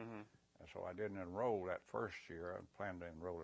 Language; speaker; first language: English; native; English